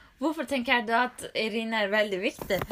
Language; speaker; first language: Norwegian; non-native, learner; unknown